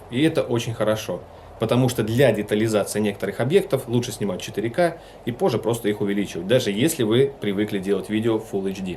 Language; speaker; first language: Russian; native; Russian